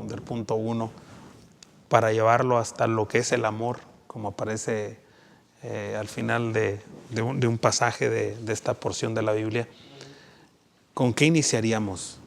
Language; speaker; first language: Spanish; native; Spanish